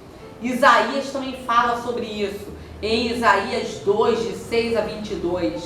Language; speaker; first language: Portuguese; native; Portuguese